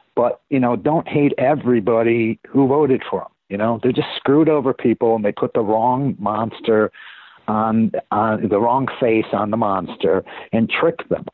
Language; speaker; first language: English; native; English